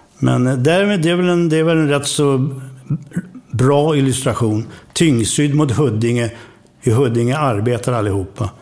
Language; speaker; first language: Swedish; native; Swedish